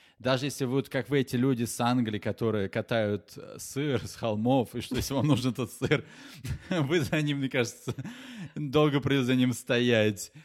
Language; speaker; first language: Russian; native; Russian